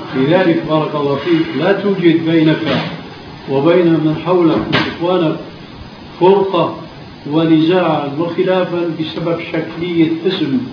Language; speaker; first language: Arabic; early bilingual, other home language; Albanian